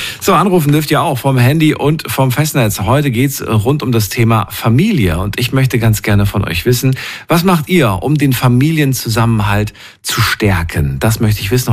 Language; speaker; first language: German; native; German